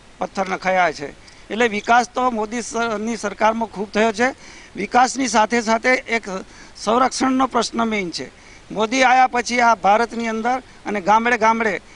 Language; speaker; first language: Gujarati; native; Gujarati